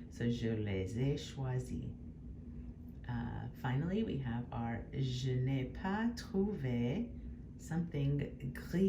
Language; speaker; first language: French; non-native, fluent; English